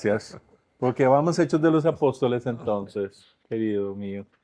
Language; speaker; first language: Spanish; native; Spanish